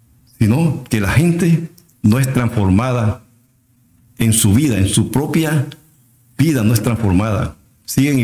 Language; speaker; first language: Spanish; native; Spanish